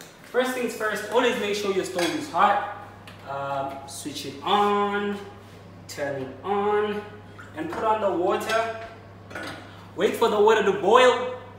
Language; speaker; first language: English; non-native, local second language; Xhosa